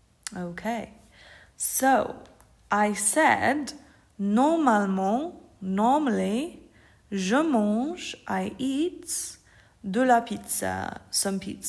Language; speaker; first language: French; non-native, fluent; English